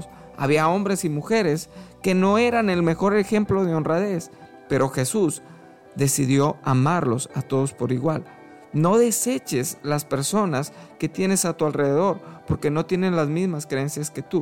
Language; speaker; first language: Spanish; native; Spanish